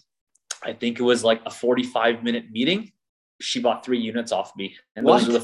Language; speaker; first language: English; native; English